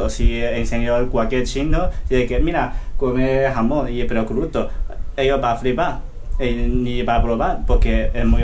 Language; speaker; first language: Spanish; non-native, learner; Chinese